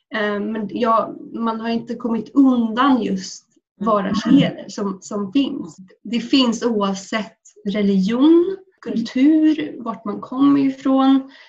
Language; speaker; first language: Swedish; early bilingual, other home language; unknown